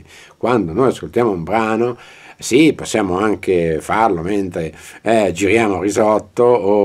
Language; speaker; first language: Italian; native; Italian